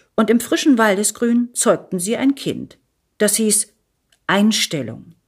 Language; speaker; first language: German; early bilingual, other home language; Italian